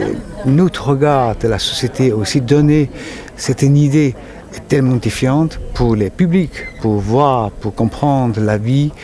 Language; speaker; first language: French; non-native, fluent; Chinese